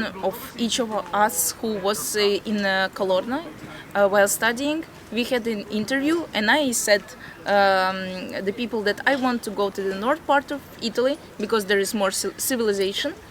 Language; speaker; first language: English; non-native, fluent; Latvian